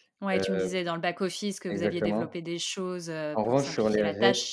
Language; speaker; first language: French; native; French